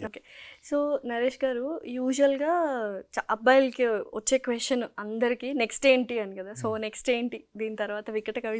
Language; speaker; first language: Telugu; native; Telugu